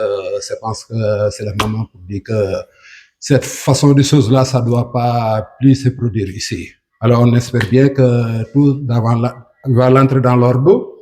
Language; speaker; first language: French; non-native, local second language; Wolof